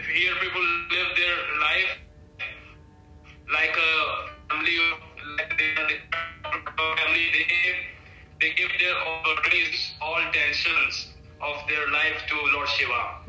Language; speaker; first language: English; non-native, local second language; Hindi